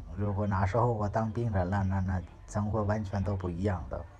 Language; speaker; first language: Chinese; non-native, learner; Hindi